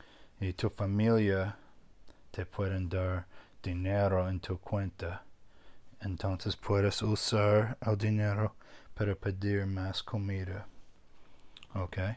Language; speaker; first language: Spanish; non-native, fluent; English